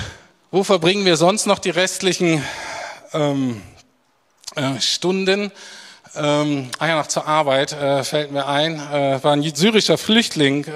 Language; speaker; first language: German; native; German